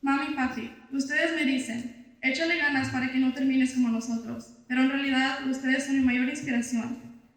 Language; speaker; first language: Spanish; early bilingual, heritage; Spanish